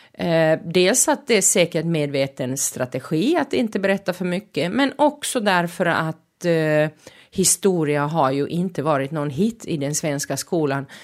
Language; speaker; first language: Swedish; non-native, local second language; Finnish